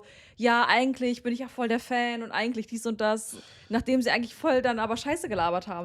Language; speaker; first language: German; native; German